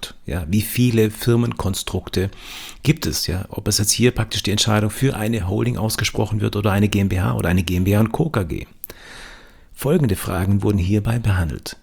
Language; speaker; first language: German; native; German